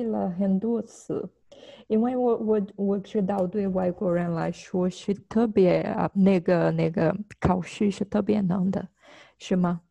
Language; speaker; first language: Chinese; non-native, fluent; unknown